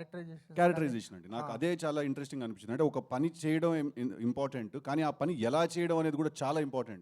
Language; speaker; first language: Telugu; native; Telugu